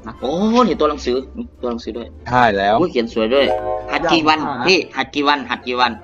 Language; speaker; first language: Thai; native; Thai